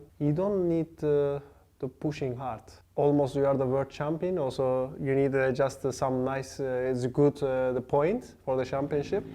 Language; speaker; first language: English; non-native, learner; Turkish